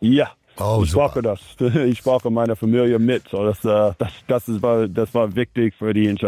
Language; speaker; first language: German; non-native, fluent; English